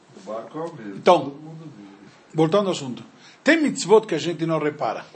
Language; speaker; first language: Portuguese; non-native, fluent; Spanish